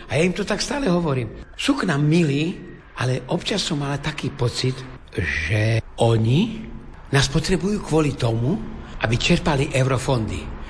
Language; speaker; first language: Slovak; native; Slovak